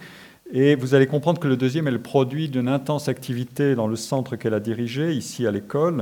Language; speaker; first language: French; native; French